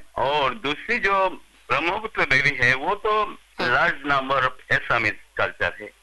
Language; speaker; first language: Hindi; non-native, local second language; Bangla